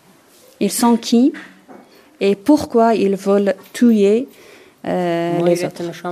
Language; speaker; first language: French; non-native, learner; Persian